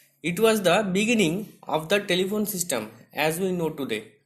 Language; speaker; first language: English; non-native, local second language; Bangla